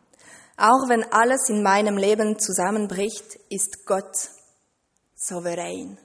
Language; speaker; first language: German; non-native, fluent; French